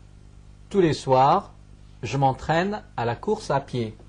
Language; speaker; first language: French; non-native, fluent; Chinese